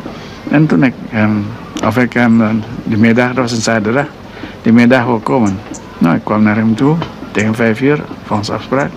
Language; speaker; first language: Dutch; non-native, local second language; Indonesian